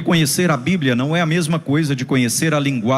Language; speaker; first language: Portuguese; native; Portuguese